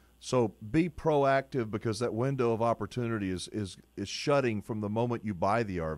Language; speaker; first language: English; native; English